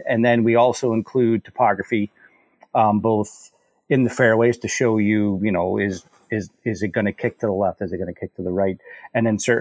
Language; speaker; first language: English; native; English